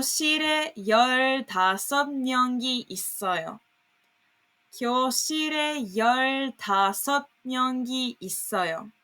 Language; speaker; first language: Korean; non-native, fluent; Serbian